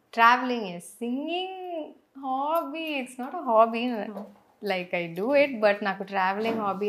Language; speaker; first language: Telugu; non-native, local second language; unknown